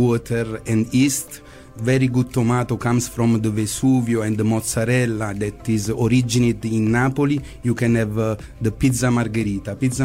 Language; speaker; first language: English; non-native, fluent; Italian